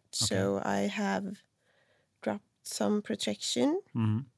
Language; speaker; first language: English; non-native, fluent; Swedish